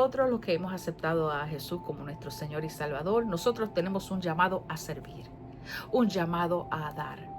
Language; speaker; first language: Spanish; native; Spanish